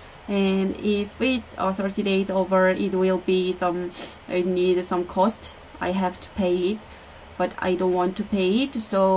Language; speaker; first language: English; non-native, learner; Korean